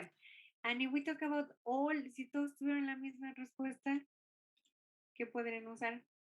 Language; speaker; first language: Spanish; non-native, fluent; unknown